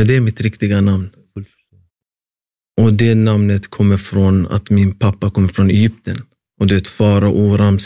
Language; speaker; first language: Swedish; early bilingual, other home language; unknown